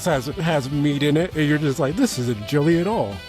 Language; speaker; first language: English; native; English